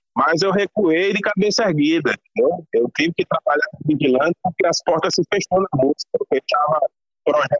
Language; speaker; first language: Portuguese; native; Portuguese